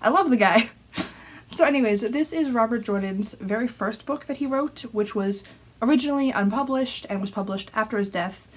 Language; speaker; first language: English; native; English